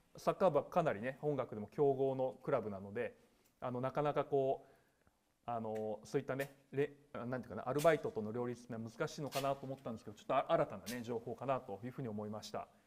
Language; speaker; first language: Japanese; native; Japanese